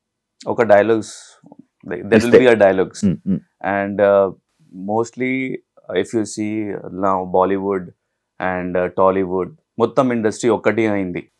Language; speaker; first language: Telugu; non-native, local second language; Hindi